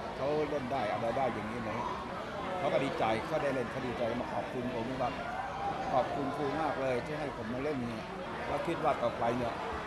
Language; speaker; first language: Thai; native; Thai